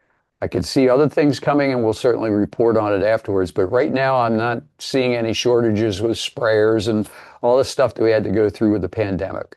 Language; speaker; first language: English; native; English